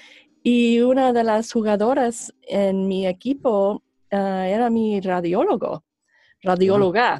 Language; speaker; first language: Spanish; non-native, fluent; English